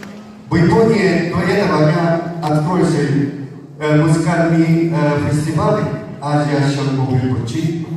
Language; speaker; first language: Russian; non-native, learner; Japanese